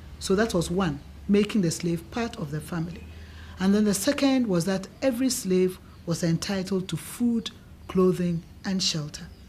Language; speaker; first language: English; non-native, local second language; Akan